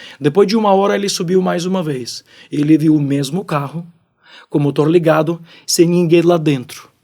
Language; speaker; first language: Portuguese; non-native, fluent; Ukrainian